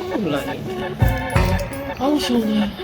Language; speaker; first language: Korean; native; Korean